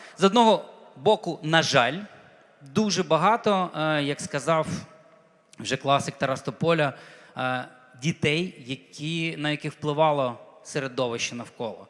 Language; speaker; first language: Ukrainian; non-native, local second language; Russian